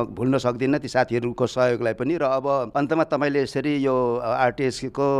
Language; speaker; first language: Nepali; non-native, local second language; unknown